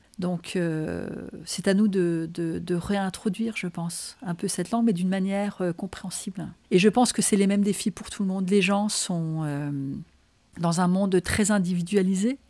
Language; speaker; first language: French; non-native, fluent; Danish